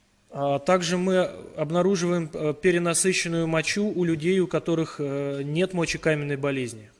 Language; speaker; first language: Russian; native; Russian